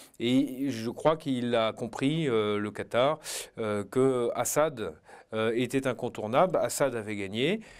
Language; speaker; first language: French; native; French